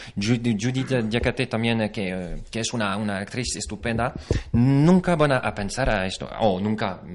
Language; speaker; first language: Spanish; non-native, fluent; French